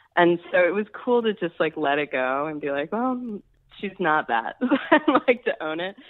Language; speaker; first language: English; native; English